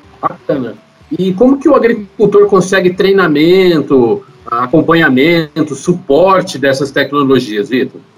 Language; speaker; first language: Portuguese; native; Portuguese